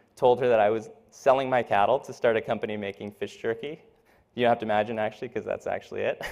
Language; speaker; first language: English; native; English